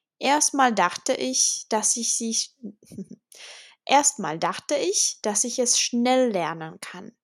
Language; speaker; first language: German; non-native, fluent; Czech